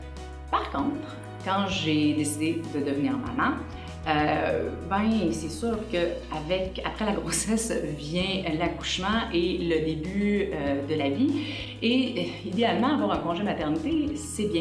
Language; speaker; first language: French; native; French